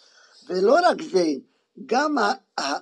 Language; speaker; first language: Hebrew; non-native, fluent; French